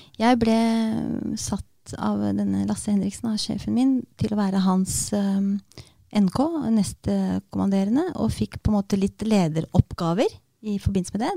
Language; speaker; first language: Norwegian; early bilingual, other home language; Romanian